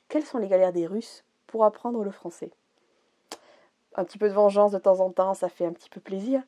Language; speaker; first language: French; native; French